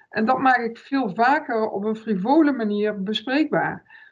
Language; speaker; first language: Dutch; native; Dutch